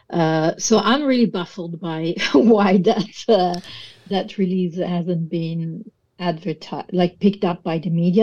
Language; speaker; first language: English; non-native, fluent; Italian